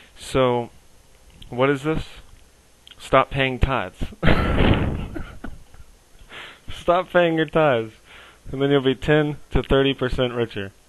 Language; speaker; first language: English; native; English